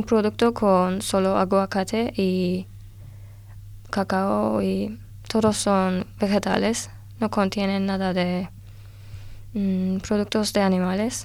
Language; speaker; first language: Spanish; non-native, learner; Turkish